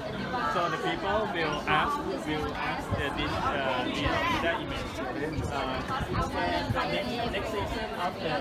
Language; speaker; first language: English; non-native, learner; Thai